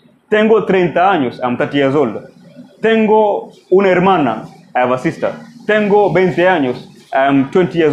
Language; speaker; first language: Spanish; non-native, fluent; Swahili